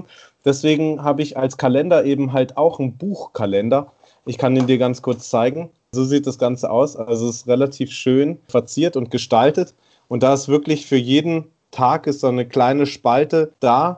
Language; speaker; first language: German; native; German